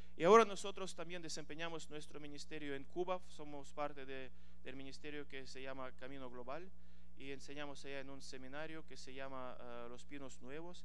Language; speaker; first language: Spanish; non-native, fluent; Ukrainian